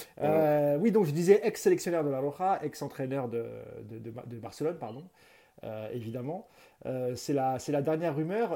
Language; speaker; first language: French; native; French